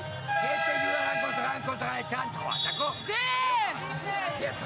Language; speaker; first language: French; non-native, learner; Spanish